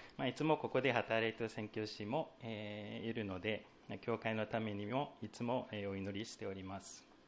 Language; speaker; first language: Japanese; non-native, fluent; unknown